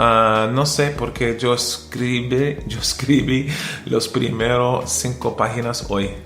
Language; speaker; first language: Spanish; non-native, learner; English